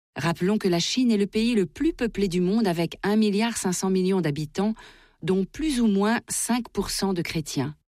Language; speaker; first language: French; native; French